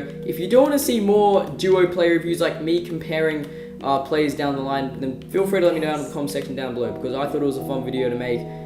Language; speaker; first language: English; native; English